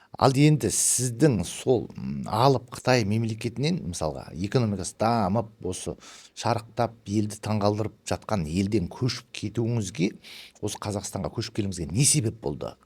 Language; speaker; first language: Kazakh; early bilingual, heritage; Kazakh